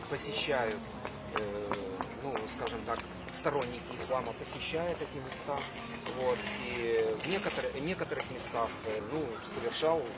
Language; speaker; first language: Russian; native; Russian